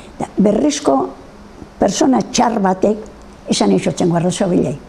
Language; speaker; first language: Spanish; non-native, local second language; Basque